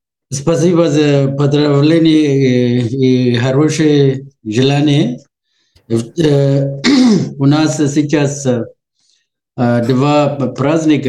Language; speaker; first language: Russian; non-native, learner; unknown